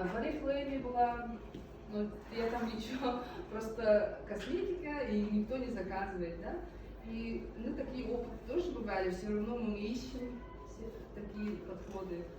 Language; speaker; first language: Russian; non-native, local second language; Yakut